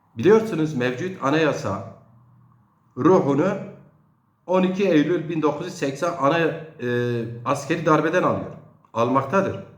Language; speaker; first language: Turkish; non-native, local second language; Zaza